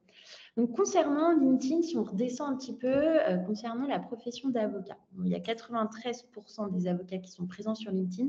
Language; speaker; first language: French; native; French